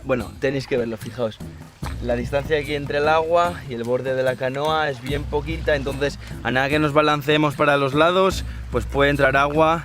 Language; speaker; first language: Spanish; native; Spanish